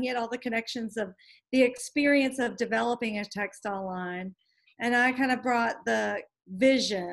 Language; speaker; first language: English; native; English